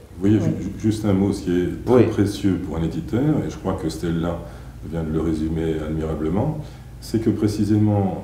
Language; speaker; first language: French; native; French